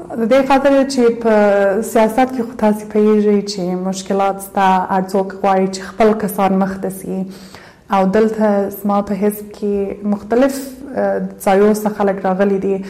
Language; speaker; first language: Pashto; early bilingual, heritage; Pashto